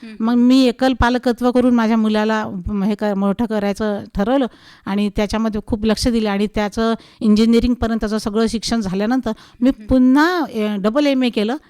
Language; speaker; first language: Marathi; non-native, local second language; Hindi